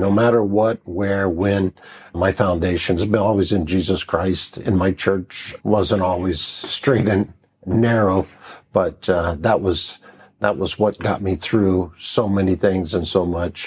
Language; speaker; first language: English; native; English